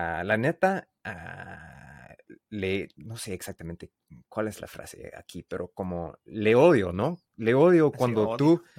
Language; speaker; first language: Spanish; non-native, learner; English